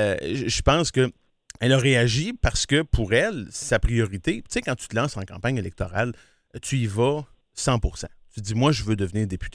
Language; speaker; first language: French; native; French